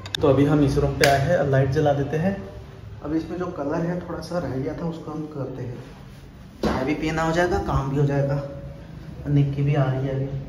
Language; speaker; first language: Hindi; non-native, local second language; Bangla